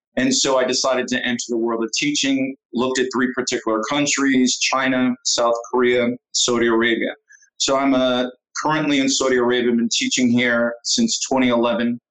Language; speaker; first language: English; native; English